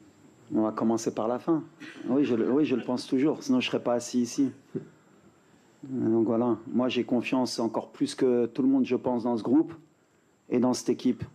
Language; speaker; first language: French; native; French